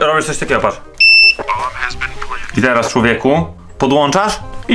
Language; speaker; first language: Polish; native; Polish